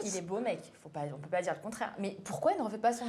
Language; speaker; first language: French; native; French